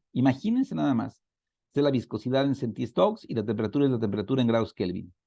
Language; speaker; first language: Spanish; native; Spanish